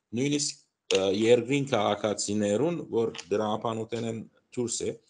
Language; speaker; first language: Armenian; early bilingual, heritage; Armenian